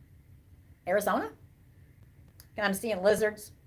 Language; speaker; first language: English; native; English